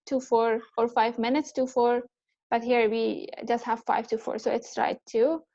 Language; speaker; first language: English; non-native, fluent; Persian